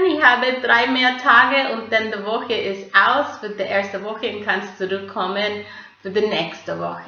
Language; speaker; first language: German; non-native, fluent; English